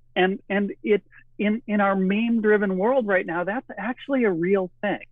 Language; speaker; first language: English; native; English